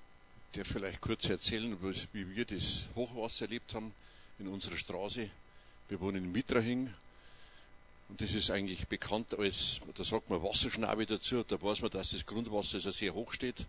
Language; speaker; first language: German; native; German